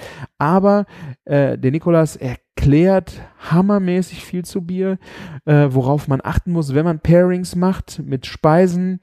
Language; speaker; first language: German; native; German